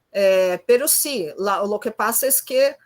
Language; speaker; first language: Spanish; non-native, fluent; Portuguese